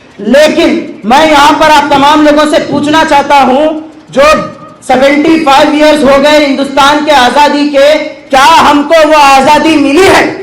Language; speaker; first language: Hindi; non-native, local second language; Urdu